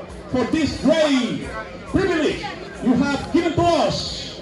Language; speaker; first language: English; non-native, learner; Spanish